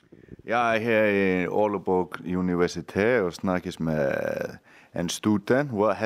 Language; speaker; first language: Danish; non-native, learner; Icelandic